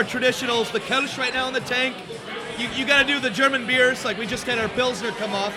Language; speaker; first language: English; native; English